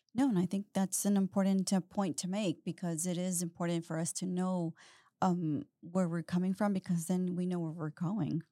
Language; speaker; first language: English; native; English